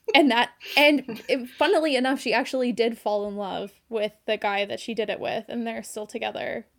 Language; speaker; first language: English; native; English